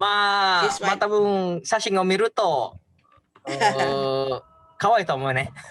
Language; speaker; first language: Japanese; non-native, learner; Indonesian